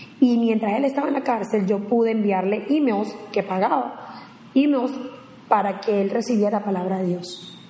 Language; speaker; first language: Spanish; native; Spanish